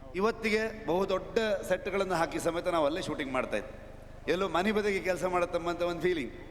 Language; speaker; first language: Kannada; native; Kannada